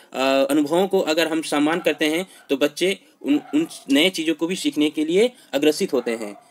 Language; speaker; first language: Hindi; non-native, local second language; Bhojpuri